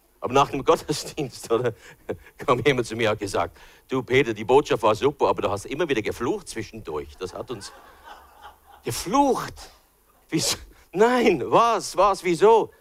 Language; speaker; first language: German; early bilingual, other home language; English